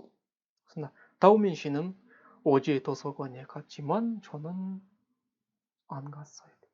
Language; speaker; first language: Korean; non-native, fluent; Kazakh